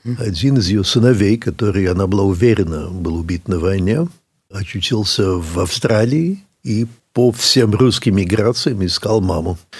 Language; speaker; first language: Russian; early bilingual, heritage; English